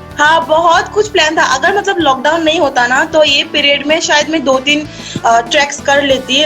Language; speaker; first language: Hindi; non-native, local second language; Assamese